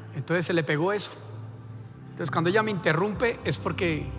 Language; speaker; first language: Spanish; native; Spanish